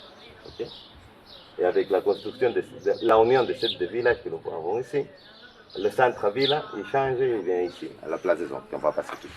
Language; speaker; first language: French; non-native, local second language; Catalan